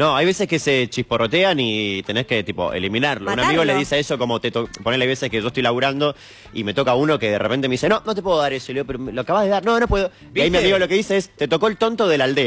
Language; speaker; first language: Spanish; native; Spanish